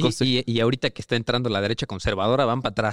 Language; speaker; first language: Spanish; native; Spanish